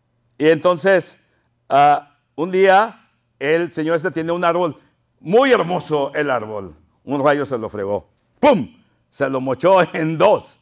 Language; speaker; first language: Spanish; native; Spanish